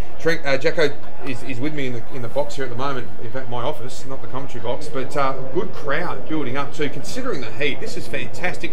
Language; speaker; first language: English; native; English